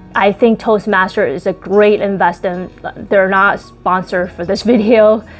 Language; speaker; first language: English; early bilingual, other home language; Chinese